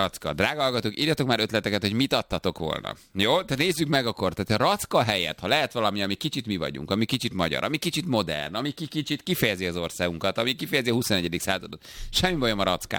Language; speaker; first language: Hungarian; native; Hungarian